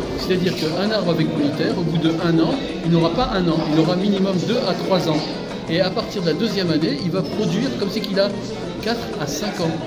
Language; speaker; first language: French; native; French